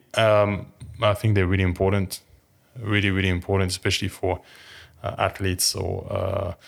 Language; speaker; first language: English; non-native, fluent; French